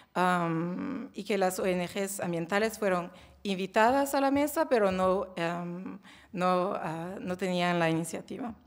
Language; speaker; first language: Spanish; non-native, learner; French